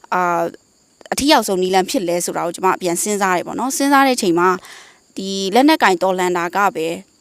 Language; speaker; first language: Burmese; non-native, local second language; Mon